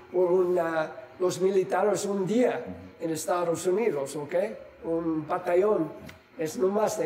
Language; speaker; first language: Spanish; non-native, fluent; English